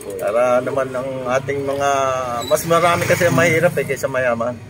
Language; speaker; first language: Filipino; native; Filipino